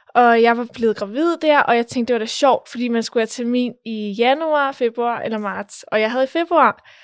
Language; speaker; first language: Danish; early bilingual, other home language; Spanish